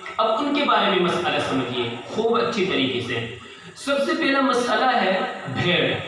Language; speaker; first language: Urdu; native; Urdu